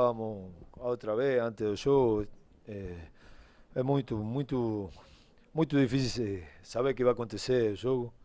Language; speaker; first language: Portuguese; non-native, learner; Spanish